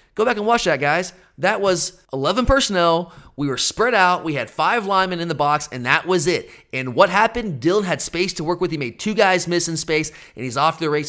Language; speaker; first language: English; native; English